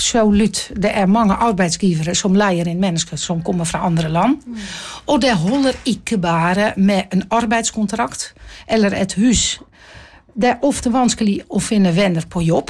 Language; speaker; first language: Norwegian; non-native, fluent; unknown